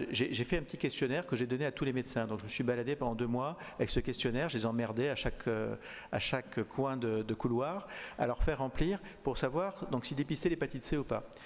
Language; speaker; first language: French; native; French